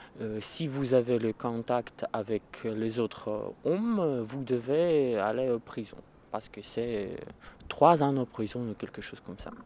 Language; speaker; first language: French; non-native, learner; Russian